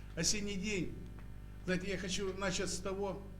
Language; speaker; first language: Russian; non-native, local second language; Ukrainian